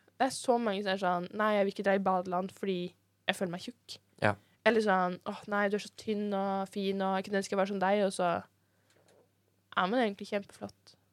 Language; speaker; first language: Norwegian; native; Norwegian